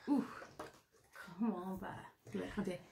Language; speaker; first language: French; non-native, fluent; English